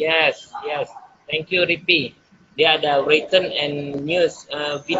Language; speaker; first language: English; non-native, learner; Indonesian